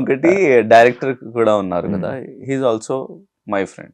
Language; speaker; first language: Telugu; non-native, learner; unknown